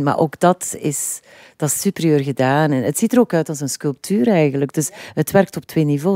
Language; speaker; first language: Dutch; native; Dutch